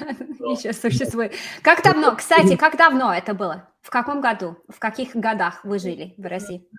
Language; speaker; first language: Russian; non-native, fluent; English